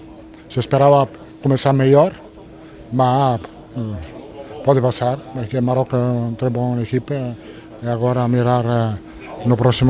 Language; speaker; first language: Portuguese; non-native, fluent; Italian